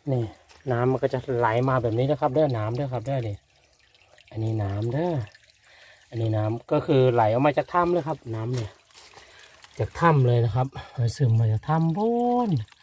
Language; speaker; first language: Thai; non-native, local second language; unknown